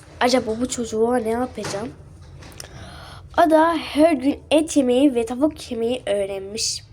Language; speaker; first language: Turkish; early bilingual, other home language; Arabic